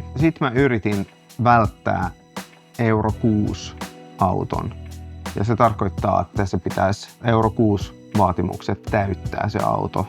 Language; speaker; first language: Finnish; non-native, local second language; Swedish